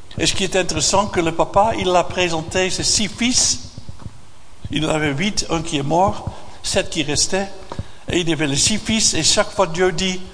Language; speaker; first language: French; non-native, fluent; Dutch